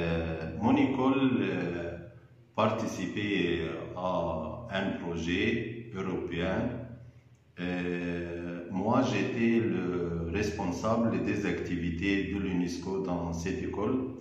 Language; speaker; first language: French; non-native, fluent; Arabic